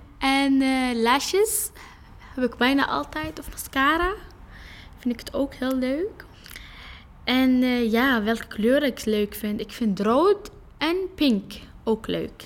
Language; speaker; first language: Dutch; early bilingual, other home language; Arabic